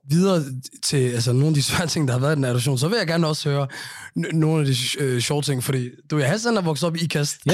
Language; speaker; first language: Danish; early bilingual, other home language; Somali